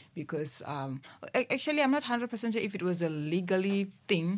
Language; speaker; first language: English; non-native, local second language; Venda